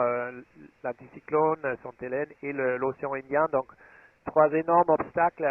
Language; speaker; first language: French; non-native, fluent; German